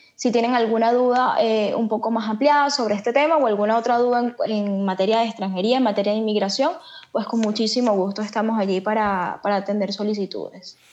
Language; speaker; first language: Spanish; native; Spanish